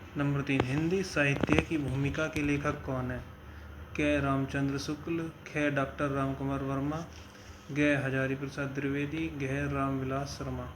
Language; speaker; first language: Hindi; native; Hindi